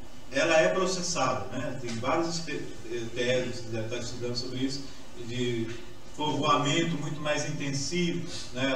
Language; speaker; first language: Portuguese; native; Portuguese